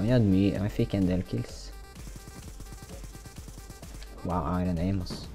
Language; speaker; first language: Norwegian; native; Norwegian